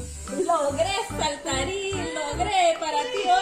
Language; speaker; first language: Spanish; native; Spanish